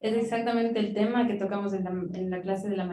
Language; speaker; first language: Spanish; native; Spanish